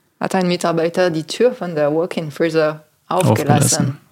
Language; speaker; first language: German; non-native, learner; French